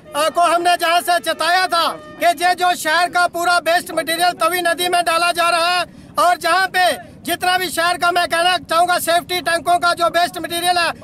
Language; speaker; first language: Hindi; native; Hindi